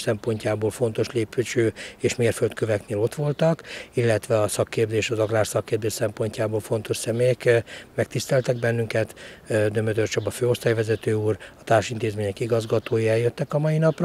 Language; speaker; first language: Hungarian; native; Hungarian